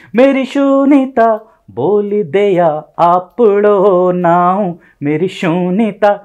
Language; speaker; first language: Hindi; native; Hindi